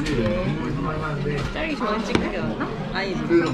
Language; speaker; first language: Korean; native; Korean